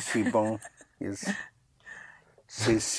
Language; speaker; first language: French; non-native, fluent; English